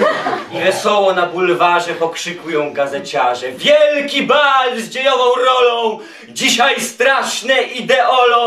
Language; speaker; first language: Polish; native; Polish